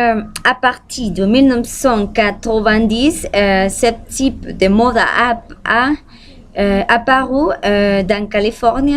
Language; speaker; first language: French; non-native, learner; Spanish